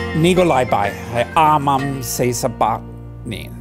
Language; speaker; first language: Chinese; non-native, fluent; English